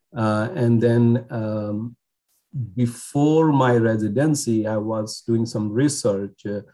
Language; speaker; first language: English; non-native, local second language; Urdu